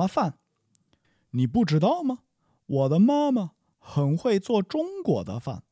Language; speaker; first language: Chinese; non-native, fluent; English